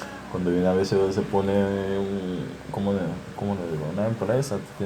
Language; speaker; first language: Spanish; non-native, fluent; Haitian Creole